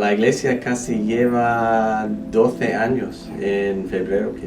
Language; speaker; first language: Spanish; non-native, fluent; English